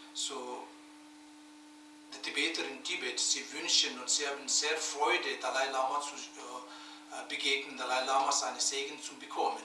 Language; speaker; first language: German; non-native, learner; Tibetan